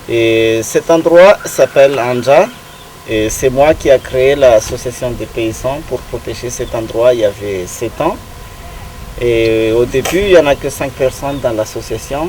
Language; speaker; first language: French; non-native, local second language; Malagasy